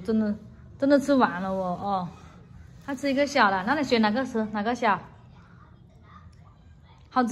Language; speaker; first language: Chinese; native; Chinese